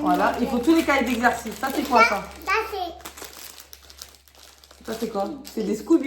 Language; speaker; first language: French; native; French